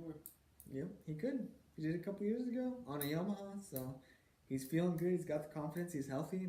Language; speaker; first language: English; native; English